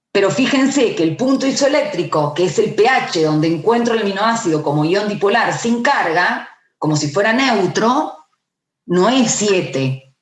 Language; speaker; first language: Spanish; native; Spanish